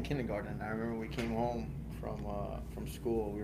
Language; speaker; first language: English; native; English